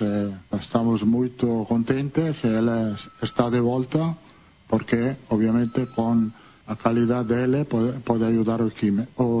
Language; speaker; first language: Portuguese; non-native, fluent; Italian